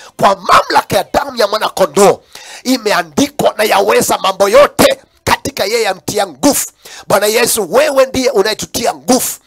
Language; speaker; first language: Swahili; non-native, local second language; Kamba